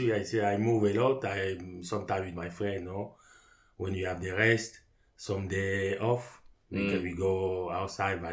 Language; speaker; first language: English; non-native, learner; French